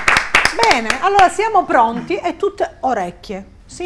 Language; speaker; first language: Italian; native; Italian